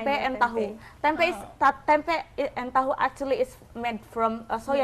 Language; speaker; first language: English; non-native, learner; Indonesian